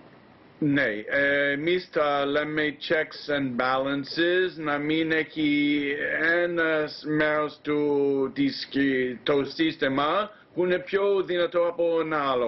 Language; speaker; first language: Greek; non-native, fluent; English